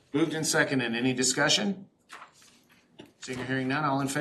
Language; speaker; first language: English; native; English